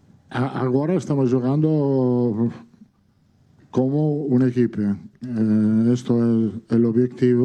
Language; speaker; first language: Portuguese; non-native, fluent; Italian